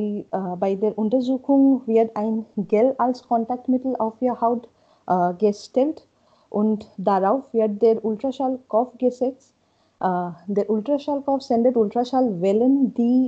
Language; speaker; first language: German; non-native, learner; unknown